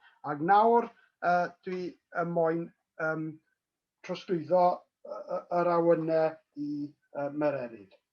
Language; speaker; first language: Welsh; native; Welsh